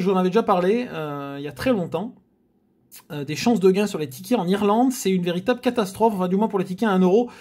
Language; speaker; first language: French; native; French